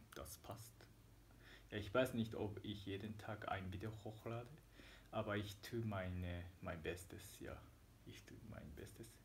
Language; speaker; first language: German; non-native, learner; Japanese